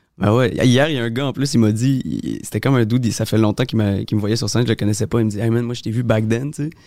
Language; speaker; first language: French; native; French